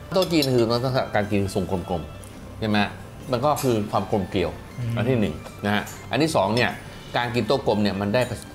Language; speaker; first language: Thai; native; Thai